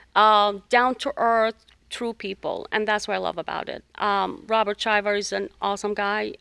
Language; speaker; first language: English; non-native, fluent; Arabic